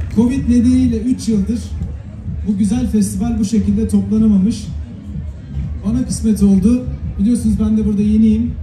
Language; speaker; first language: Turkish; native; Turkish